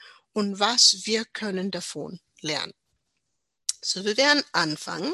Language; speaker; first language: German; non-native, learner; English